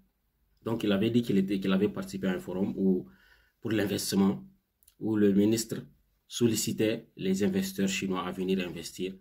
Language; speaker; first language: French; non-native, local second language; Hausa